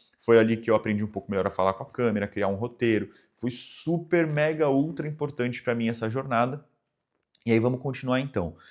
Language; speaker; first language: Portuguese; native; Portuguese